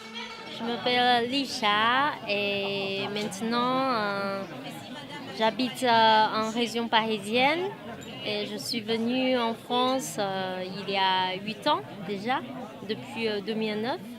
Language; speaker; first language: French; non-native, fluent; Chinese